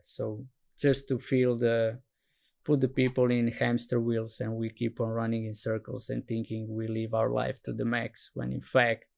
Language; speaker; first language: English; non-native, fluent; Slovenian